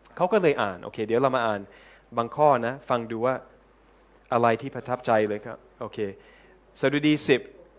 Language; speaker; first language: Thai; non-native, fluent; English